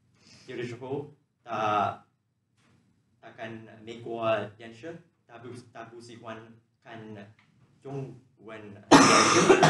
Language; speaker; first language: Chinese; non-native, learner; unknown